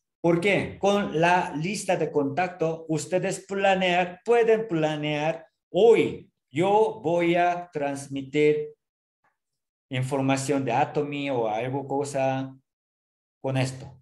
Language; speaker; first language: Spanish; non-native, learner; Korean